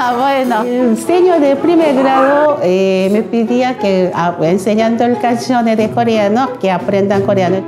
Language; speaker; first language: Spanish; non-native, learner; Korean